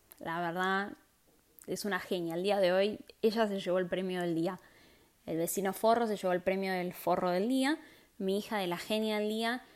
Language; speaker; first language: Spanish; native; Spanish